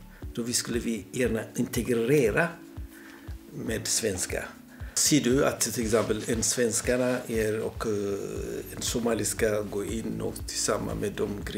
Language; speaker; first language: Swedish; non-native, fluent; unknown